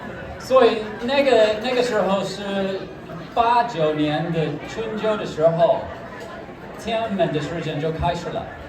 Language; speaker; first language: Chinese; non-native, fluent; English